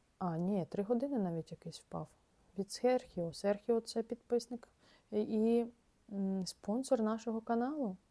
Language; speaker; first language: Ukrainian; non-native, local second language; Russian